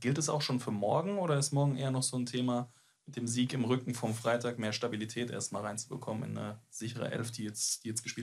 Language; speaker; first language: German; native; German